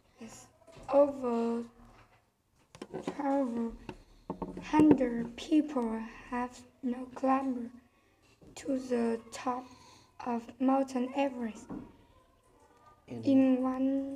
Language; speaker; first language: English; non-native, learner; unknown